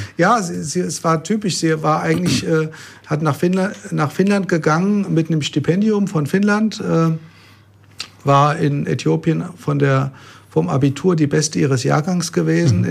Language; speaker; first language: German; native; German